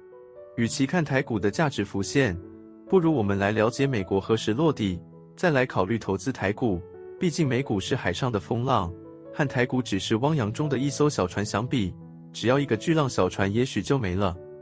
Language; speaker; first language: Chinese; native; Chinese